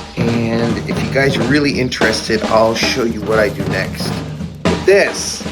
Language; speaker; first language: English; native; English